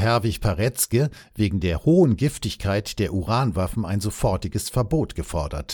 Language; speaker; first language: German; native; German